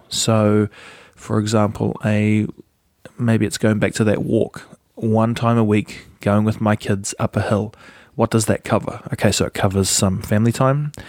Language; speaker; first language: English; native; English